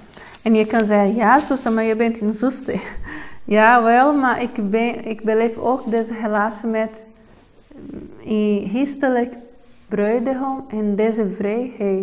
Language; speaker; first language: Dutch; non-native, fluent; Portuguese